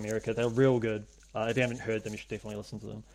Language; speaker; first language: English; native; English